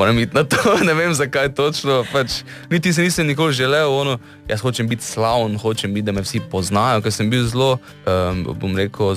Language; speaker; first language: Slovenian; native; Slovenian